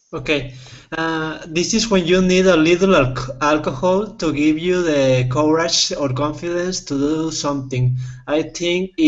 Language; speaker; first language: English; non-native, fluent; Spanish